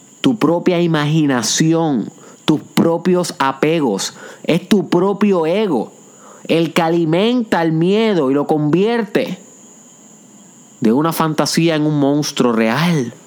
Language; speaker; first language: Spanish; native; Spanish